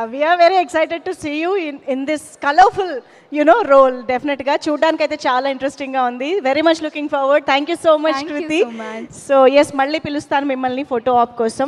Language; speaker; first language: Telugu; native; Telugu